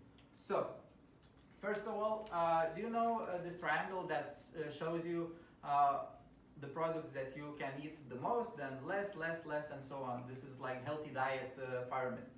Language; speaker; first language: English; non-native, fluent; Lithuanian